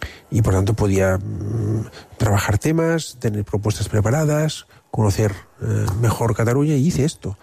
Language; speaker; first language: Spanish; non-native, local second language; Catalan